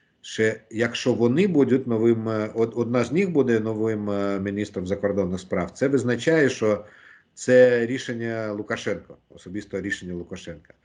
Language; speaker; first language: Ukrainian; non-native, local second language; Russian